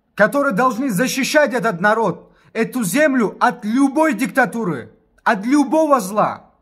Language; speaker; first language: Russian; non-native, local second language; Tajik